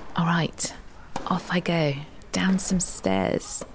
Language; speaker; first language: English; native; English